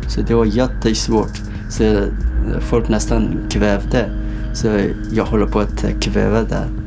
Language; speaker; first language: Swedish; non-native, learner; Persian